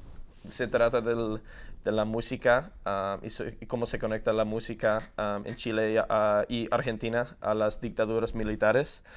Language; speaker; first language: Spanish; non-native, fluent; English